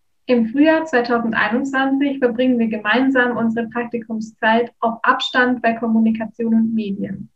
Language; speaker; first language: German; native; German